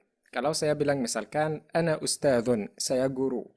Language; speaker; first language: Indonesian; non-native, fluent; Arabic